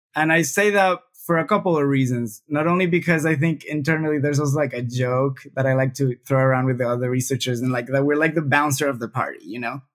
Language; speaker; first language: English; non-native, fluent; Spanish